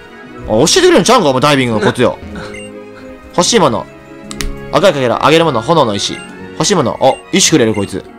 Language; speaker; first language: Japanese; native; Japanese